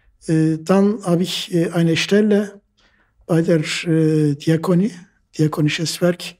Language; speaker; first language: German; non-native, fluent; Turkish